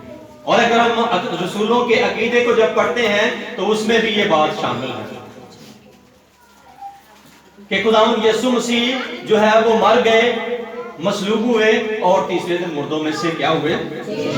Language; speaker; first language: Urdu; native; Urdu